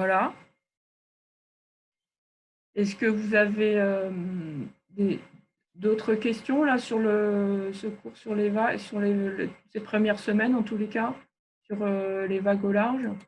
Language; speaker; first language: French; native; French